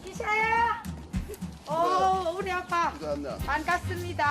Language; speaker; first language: Korean; non-native, learner; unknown